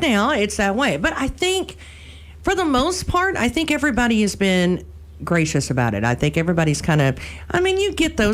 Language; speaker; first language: English; native; English